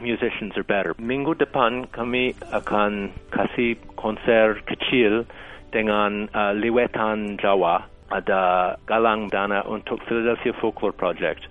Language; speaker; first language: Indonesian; non-native, fluent; English